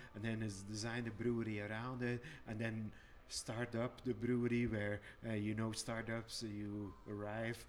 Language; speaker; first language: English; non-native, fluent; Dutch